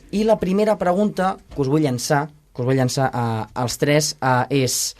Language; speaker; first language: Catalan; native; Catalan